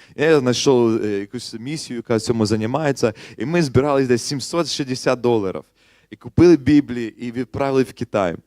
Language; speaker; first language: Ukrainian; non-native, learner; English